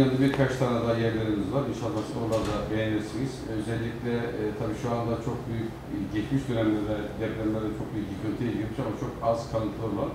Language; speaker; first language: Turkish; native; Turkish